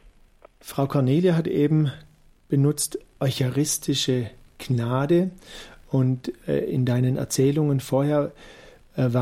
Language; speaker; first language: German; native; German